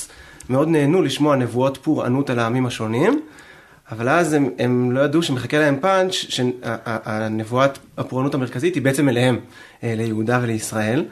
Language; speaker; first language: Hebrew; native; Hebrew